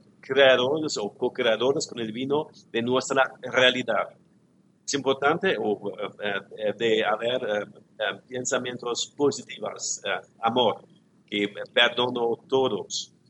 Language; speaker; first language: Spanish; non-native, learner; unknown